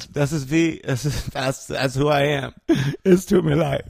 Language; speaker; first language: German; non-native, learner; English